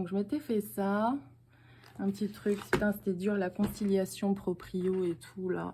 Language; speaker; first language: French; native; French